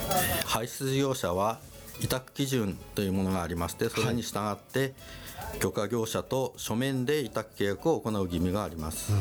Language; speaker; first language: Japanese; native; Japanese